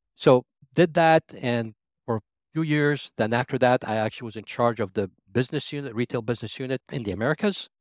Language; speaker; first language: English; early bilingual, other home language; Arabic